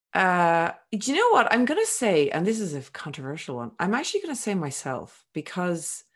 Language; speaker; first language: English; native; English